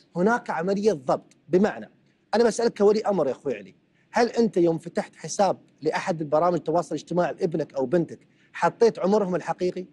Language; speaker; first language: Arabic; native; Arabic